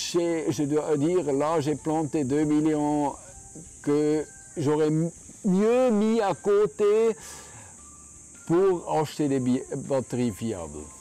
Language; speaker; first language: French; non-native, fluent; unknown